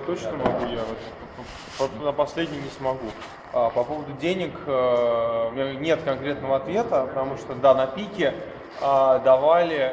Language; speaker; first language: Russian; native; Russian